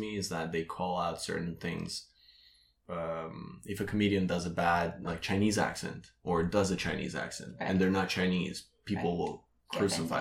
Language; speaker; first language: English; non-native, fluent; Russian